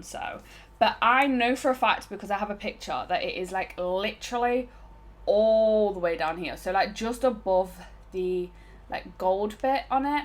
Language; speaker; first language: English; native; English